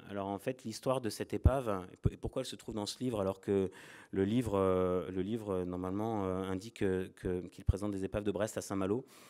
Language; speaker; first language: French; native; French